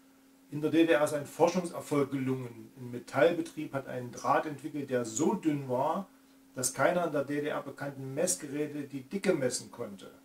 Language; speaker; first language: German; native; German